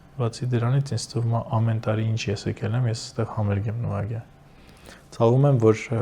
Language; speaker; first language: Armenian; native; Armenian